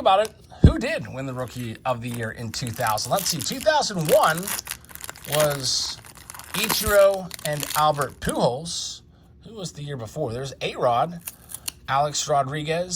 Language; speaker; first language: English; native; English